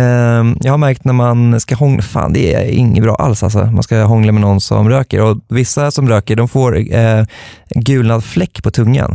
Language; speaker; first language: Swedish; native; Swedish